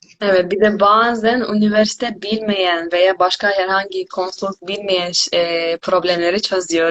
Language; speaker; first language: Turkish; non-native, fluent; Korean